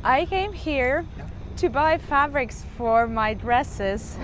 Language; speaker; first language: English; non-native, fluent; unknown